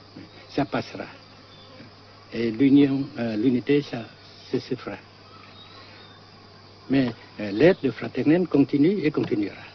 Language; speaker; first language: French; non-native, local second language; Vietnamese